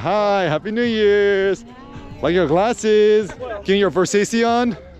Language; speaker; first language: English; early bilingual, other home language; Korean